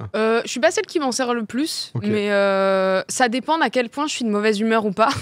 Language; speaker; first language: French; native; French